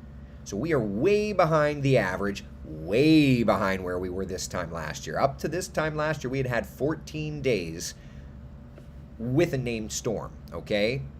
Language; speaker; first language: English; native; English